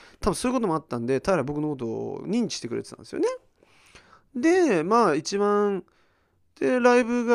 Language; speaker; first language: Japanese; early bilingual, heritage; Japanese